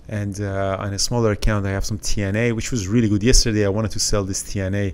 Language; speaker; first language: English; native; English